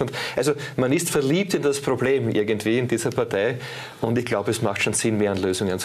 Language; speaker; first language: German; native; German